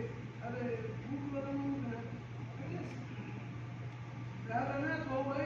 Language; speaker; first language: Arabic; non-native, learner; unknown